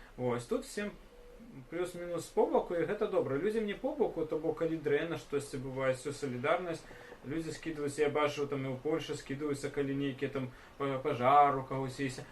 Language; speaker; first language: Belarusian; non-native, local second language; Russian